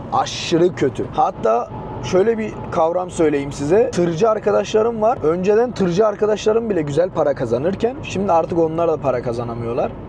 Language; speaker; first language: Turkish; native; Turkish